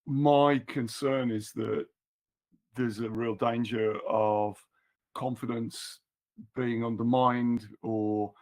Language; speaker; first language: English; native; English